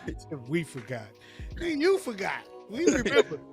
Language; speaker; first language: English; native; English